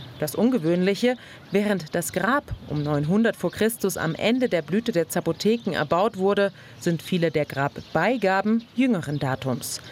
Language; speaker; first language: German; native; German